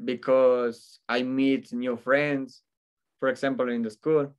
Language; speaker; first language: English; non-native, fluent; Spanish